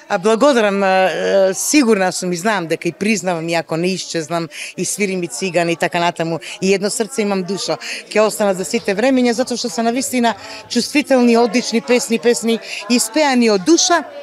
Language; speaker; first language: Macedonian; native; Macedonian